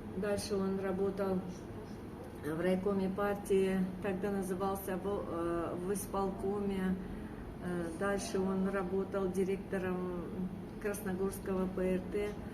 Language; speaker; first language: Russian; native; Russian